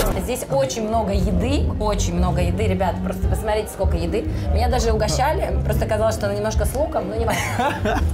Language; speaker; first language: Russian; native; Russian